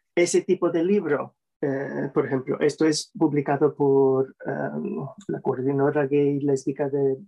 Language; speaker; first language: Spanish; non-native, fluent; English